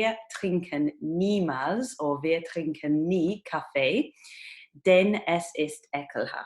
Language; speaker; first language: German; non-native, fluent; English